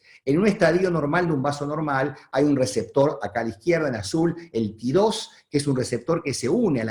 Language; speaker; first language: Spanish; native; Spanish